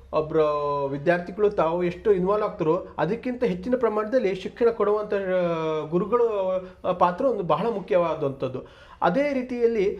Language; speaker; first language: Kannada; native; Kannada